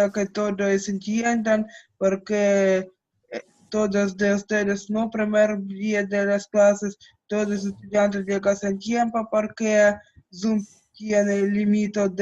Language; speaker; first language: Spanish; non-native, learner; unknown